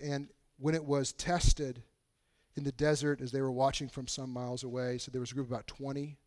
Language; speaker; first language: English; native; English